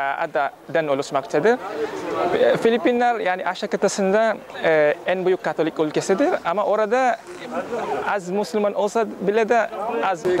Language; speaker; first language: Turkish; non-native, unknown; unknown